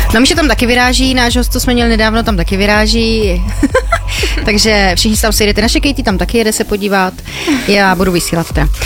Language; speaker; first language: Czech; native; Czech